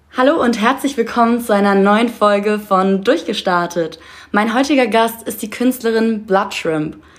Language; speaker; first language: German; native; German